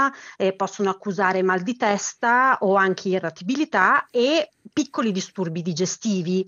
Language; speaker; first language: Italian; native; Italian